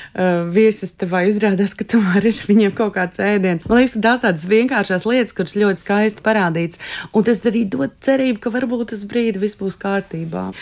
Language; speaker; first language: Latvian; native; Latvian